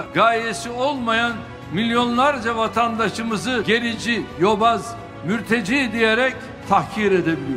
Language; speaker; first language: Turkish; native; Turkish